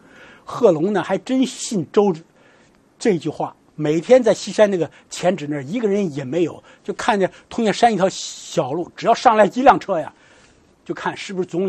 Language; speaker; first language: Chinese; native; Chinese